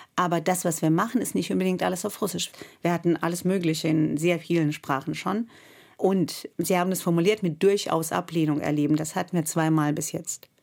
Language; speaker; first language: German; non-native, fluent; Russian